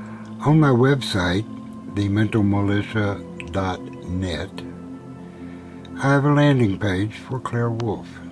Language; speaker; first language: English; native; English